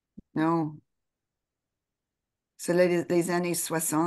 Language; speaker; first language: French; non-native, fluent; English